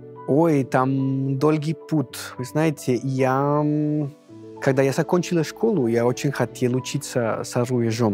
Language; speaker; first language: Russian; non-native, fluent; Spanish